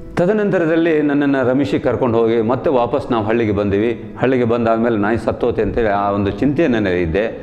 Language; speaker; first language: Kannada; native; Kannada